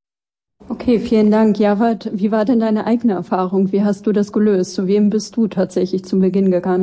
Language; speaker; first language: German; native; German